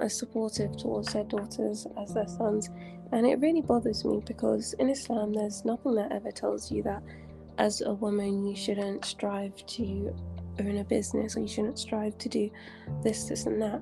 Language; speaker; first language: English; native; English